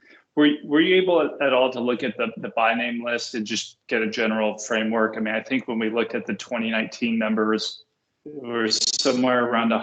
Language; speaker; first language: English; native; English